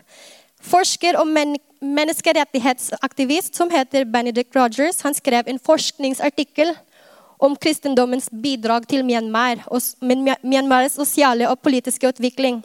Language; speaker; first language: Norwegian; non-native, fluent; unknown